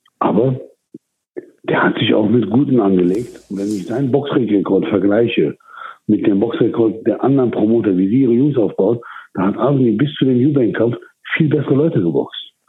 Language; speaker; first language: German; early bilingual, other home language; Turkish